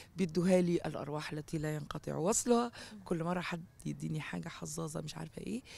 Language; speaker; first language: Arabic; native; Arabic